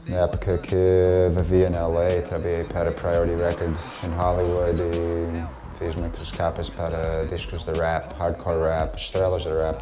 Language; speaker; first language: Portuguese; non-native, fluent; English